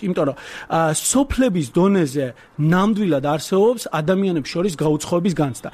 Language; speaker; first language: Georgian; non-native, local second language; Azerbaijani